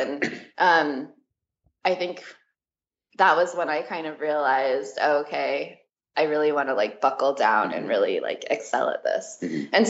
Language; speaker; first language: English; native; English